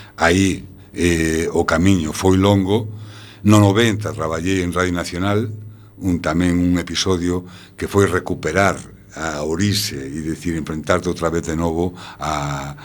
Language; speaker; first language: Galician; non-native, local second language; Spanish